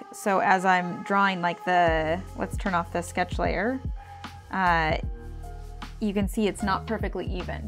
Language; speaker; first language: English; native; English